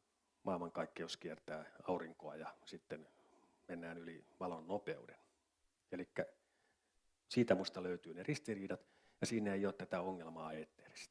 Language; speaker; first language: Finnish; native; Finnish